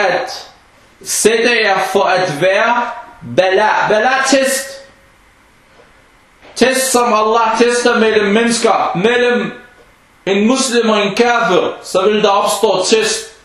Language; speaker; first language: Danish; non-native, fluent; Arabic